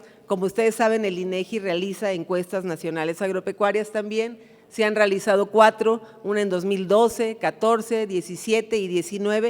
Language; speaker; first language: Spanish; native; Spanish